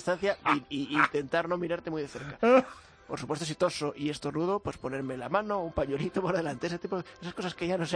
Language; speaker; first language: Spanish; native; Spanish